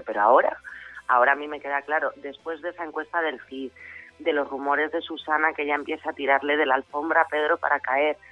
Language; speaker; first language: Spanish; native; Spanish